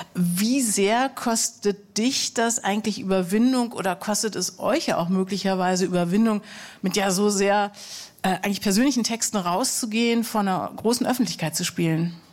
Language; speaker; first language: German; native; German